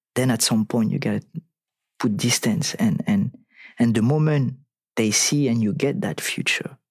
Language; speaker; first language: English; non-native, fluent; French